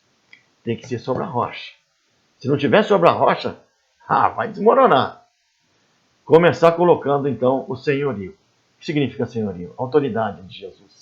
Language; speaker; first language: Portuguese; native; Portuguese